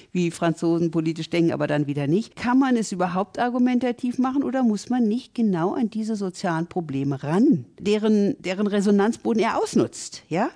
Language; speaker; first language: German; native; German